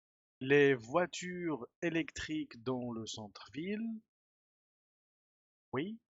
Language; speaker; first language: French; non-native, fluent; Spanish